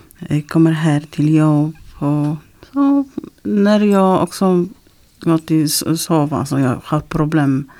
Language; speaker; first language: Swedish; non-native, learner; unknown